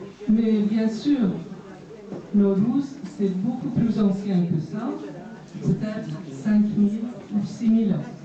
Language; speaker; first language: French; non-native, fluent; Persian